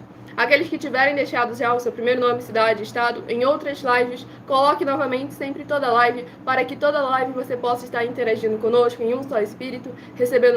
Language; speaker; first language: Portuguese; native; Portuguese